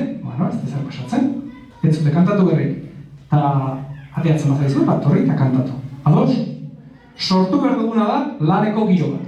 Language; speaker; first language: Basque; native; Basque